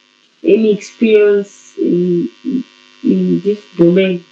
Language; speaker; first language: English; non-native, learner; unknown